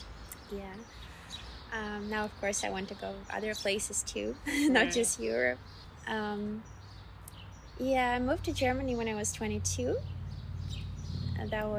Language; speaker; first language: English; non-native, fluent; Russian